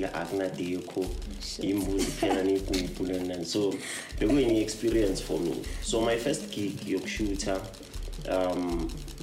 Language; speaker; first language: English; non-native, local second language; Zulu